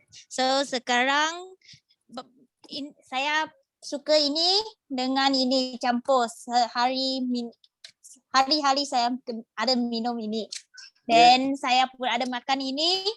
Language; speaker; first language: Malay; non-native, local second language; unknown